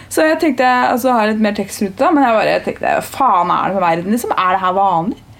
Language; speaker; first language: Norwegian; early bilingual, other home language; Turkish